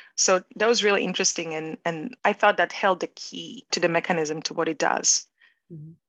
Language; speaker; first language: English; non-native, fluent; Hebrew